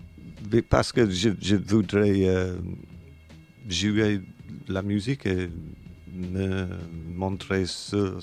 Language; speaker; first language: French; non-native, learner; English